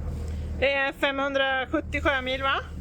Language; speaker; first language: Swedish; native; Swedish